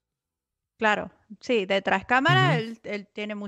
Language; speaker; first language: Spanish; native; Spanish